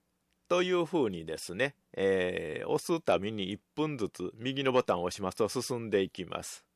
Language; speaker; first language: Japanese; native; Japanese